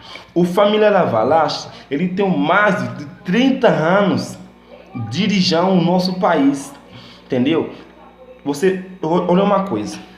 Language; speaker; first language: Portuguese; non-native, learner; Haitian Creole